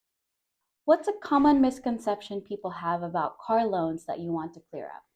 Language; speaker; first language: English; native; English